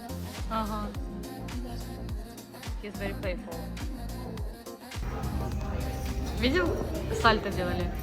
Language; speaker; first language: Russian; native; Russian